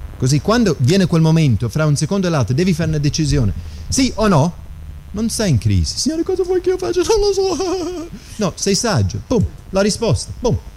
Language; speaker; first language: Italian; non-native, fluent; English